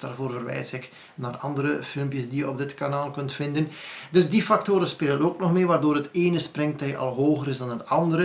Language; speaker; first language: Dutch; native; Dutch